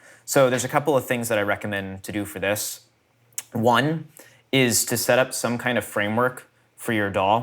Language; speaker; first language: English; native; English